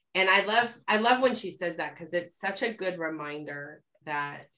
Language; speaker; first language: English; native; English